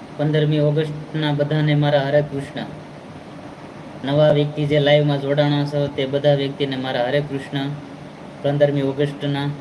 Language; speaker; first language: Gujarati; native; Gujarati